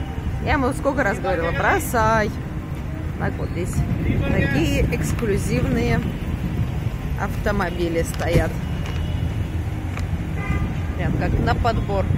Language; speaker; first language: Russian; native; Russian